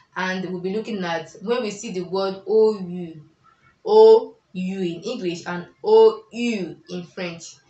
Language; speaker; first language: English; non-native, local second language; Yoruba